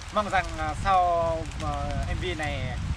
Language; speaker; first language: Vietnamese; non-native, local second language; Jarai